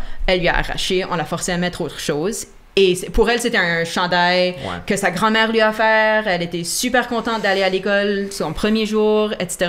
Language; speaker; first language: French; native; French